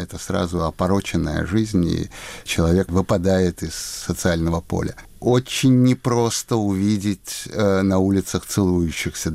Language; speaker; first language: Russian; native; Russian